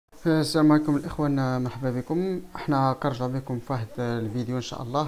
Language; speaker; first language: Arabic; native; Arabic